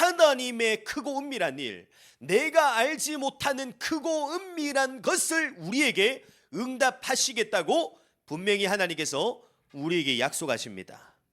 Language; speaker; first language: Korean; native; Korean